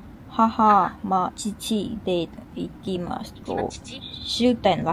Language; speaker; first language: Japanese; non-native, learner; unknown